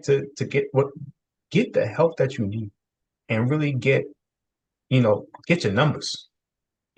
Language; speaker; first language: English; native; English